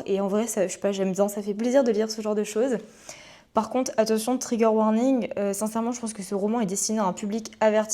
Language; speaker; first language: French; native; French